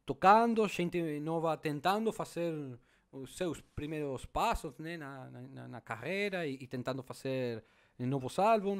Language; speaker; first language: Portuguese; non-native, fluent; Spanish